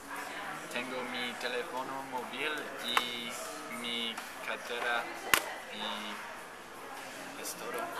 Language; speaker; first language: Spanish; non-native, learner; English